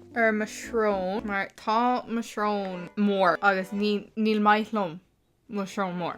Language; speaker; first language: Irish; non-native, local second language; English